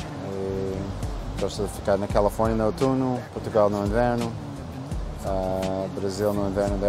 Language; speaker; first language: Portuguese; non-native, fluent; English